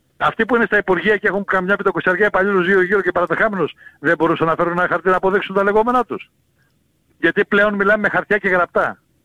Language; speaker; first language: Greek; native; Greek